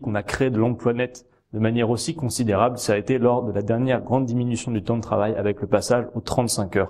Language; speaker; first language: French; native; French